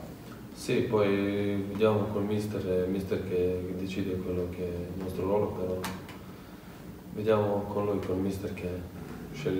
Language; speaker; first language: Italian; non-native, fluent; Serbian